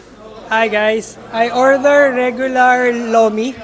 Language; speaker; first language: English; non-native, local second language; Filipino